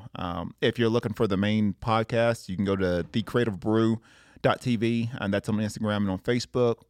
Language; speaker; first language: English; native; English